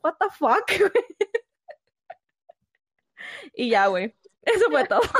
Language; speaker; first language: Spanish; native; Spanish